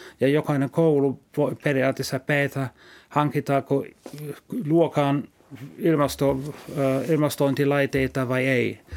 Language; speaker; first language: Finnish; non-native, fluent; German